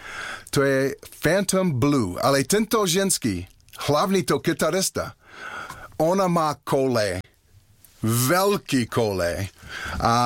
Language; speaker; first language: Czech; non-native, learner; English